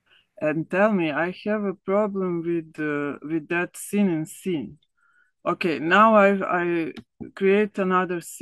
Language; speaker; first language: English; non-native, learner; Serbian